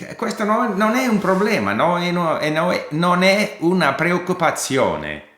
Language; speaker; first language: Italian; non-native, fluent; English